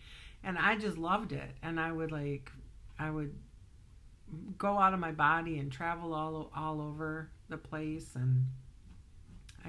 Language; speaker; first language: English; native; English